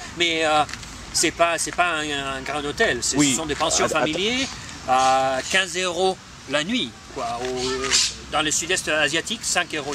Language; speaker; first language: French; non-native, fluent; Spanish